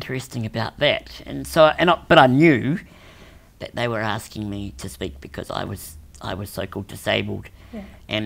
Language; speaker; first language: English; native; English